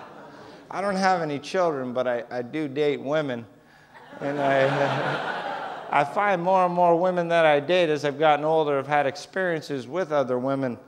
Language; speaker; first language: English; native; English